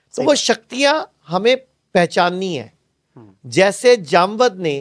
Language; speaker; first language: Hindi; native; Hindi